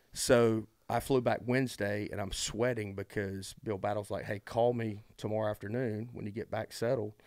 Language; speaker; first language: English; native; English